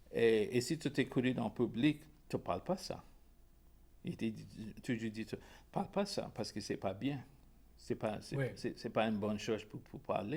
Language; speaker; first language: French; non-native, local second language; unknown